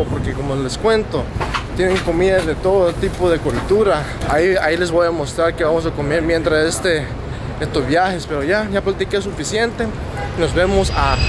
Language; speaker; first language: Spanish; early bilingual, heritage; Spanish